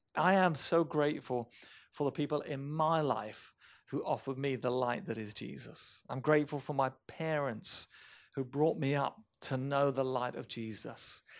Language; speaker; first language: English; native; English